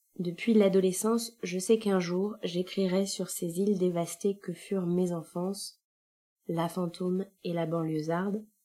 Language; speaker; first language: French; native; French